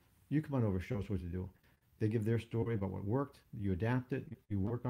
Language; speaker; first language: English; native; English